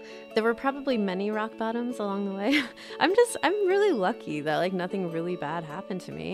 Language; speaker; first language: English; native; English